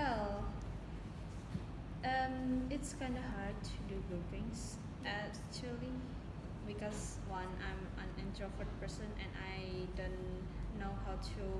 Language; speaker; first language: English; non-native, learner; Indonesian